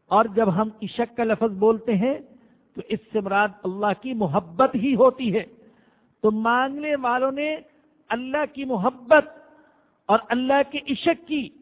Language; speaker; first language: Urdu; non-native, local second language; Punjabi